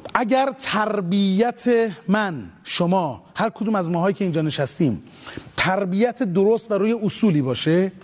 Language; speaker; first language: Persian; native; Persian